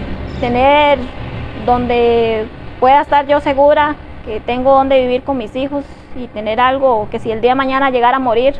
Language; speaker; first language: Spanish; native; Spanish